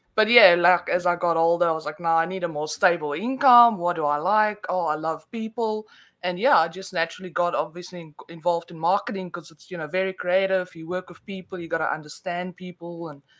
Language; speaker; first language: English; non-native, local second language; Afrikaans